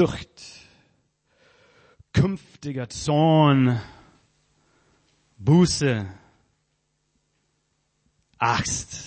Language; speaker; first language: German; non-native, fluent; English